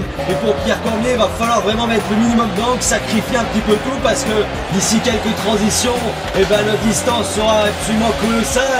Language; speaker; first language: French; native; French